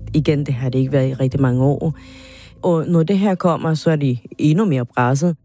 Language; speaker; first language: Danish; non-native, fluent; Spanish